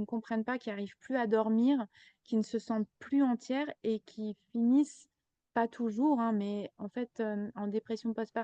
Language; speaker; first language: French; native; French